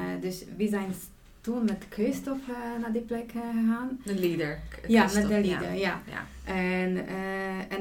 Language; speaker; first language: Dutch; non-native, fluent; Polish